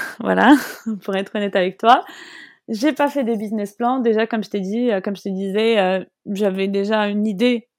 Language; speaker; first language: French; non-native, local second language; Arabic